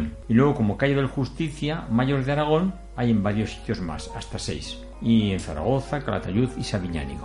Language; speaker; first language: Spanish; native; Spanish